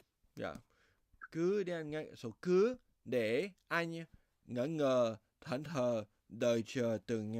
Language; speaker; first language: Vietnamese; non-native, fluent; French